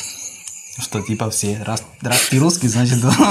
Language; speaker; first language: Russian; non-native, fluent; Spanish